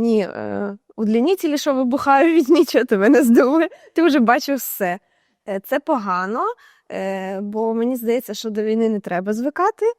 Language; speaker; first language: Ukrainian; native; Ukrainian